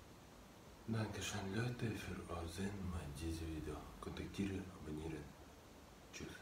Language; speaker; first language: German; non-native, learner; Russian